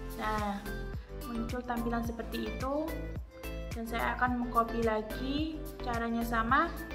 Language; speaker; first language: Indonesian; native; Indonesian